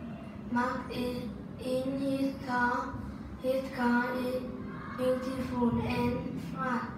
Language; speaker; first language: English; non-native, learner; Vietnamese